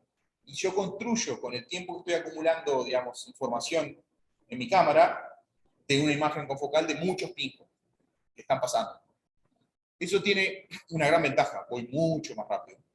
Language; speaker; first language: Spanish; native; Spanish